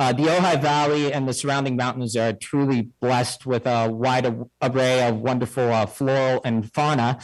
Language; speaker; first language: English; native; English